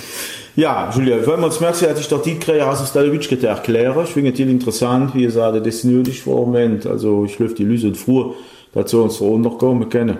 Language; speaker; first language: German; native; German